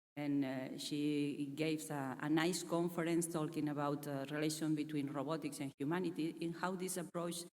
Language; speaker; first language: English; non-native, fluent; Catalan